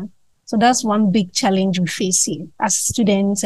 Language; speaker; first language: English; non-native, local second language; Akan